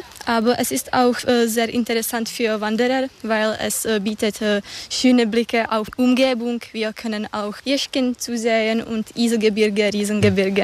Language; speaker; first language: German; non-native, learner; Czech